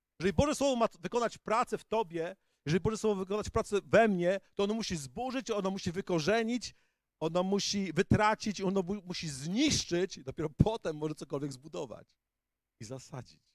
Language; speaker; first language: Polish; native; Polish